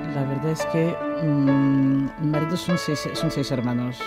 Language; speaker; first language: Spanish; non-native, fluent; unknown